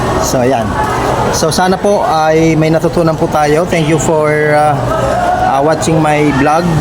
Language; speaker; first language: Filipino; native; Filipino